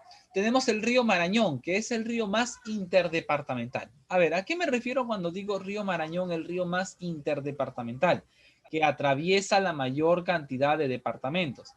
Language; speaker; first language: Spanish; native; Spanish